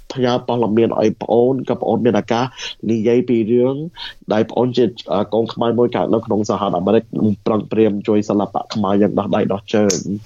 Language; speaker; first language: Khmer; early bilingual, heritage; Khmer